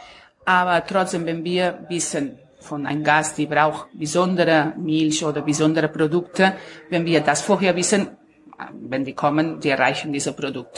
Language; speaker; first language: German; non-native, learner; Spanish